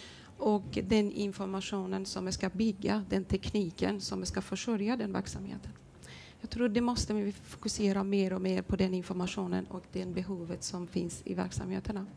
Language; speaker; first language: Swedish; non-native, fluent; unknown